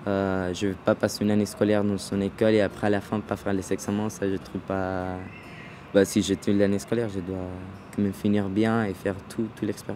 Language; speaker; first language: French; non-native, fluent; Spanish